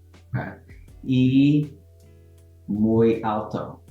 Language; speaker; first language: Spanish; non-native, learner; English